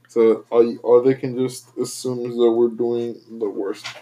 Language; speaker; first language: English; non-native, fluent; Spanish